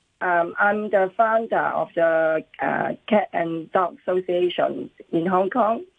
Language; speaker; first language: English; non-native, local second language; Cantonese